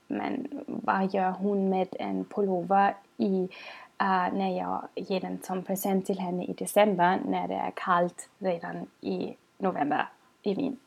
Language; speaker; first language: Swedish; non-native, fluent; German